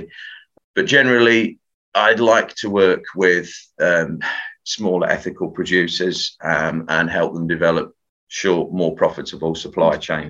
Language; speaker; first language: English; native; English